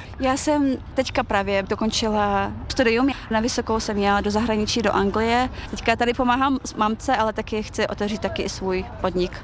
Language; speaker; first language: Czech; early bilingual, heritage; Czech